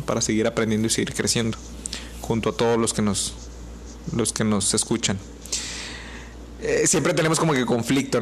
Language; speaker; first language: Spanish; native; Spanish